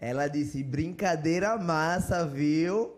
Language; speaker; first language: Portuguese; native; Portuguese